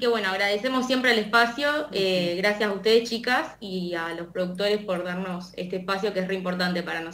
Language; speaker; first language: Spanish; native; Spanish